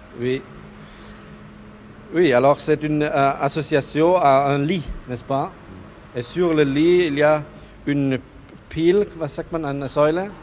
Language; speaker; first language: French; non-native, learner; German